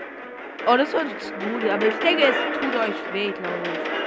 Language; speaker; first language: German; non-native, learner; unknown